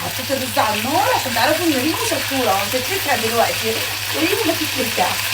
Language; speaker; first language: Arabic; native; Arabic